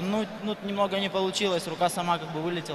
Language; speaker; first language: Russian; native; Russian